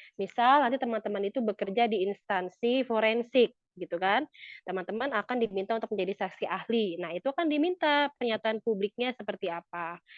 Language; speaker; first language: Indonesian; native; Indonesian